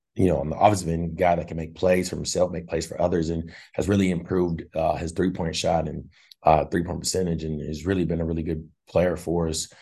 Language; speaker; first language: English; native; English